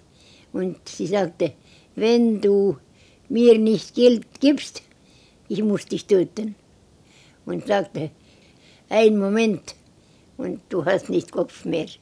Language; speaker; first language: German; non-native, learner; Estonian